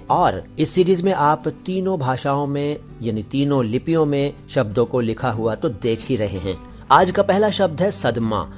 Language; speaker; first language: Hindi; native; Hindi